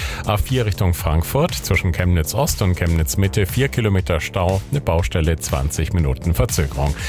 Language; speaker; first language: German; native; German